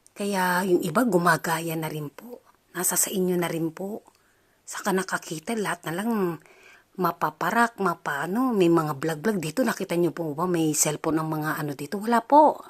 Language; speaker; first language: Filipino; native; Filipino